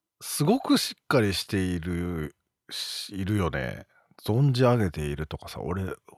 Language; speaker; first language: Japanese; native; Japanese